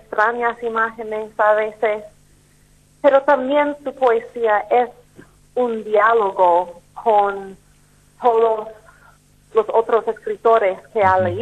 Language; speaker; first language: Spanish; non-native, fluent; English